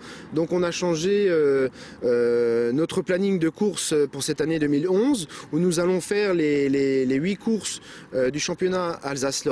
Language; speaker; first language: French; native; French